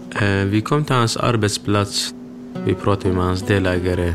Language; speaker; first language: Swedish; early bilingual, other home language; Kurdish